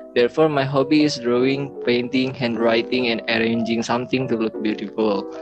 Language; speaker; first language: English; non-native, learner; Indonesian